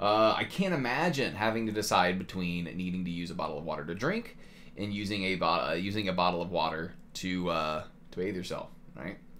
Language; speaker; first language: English; native; English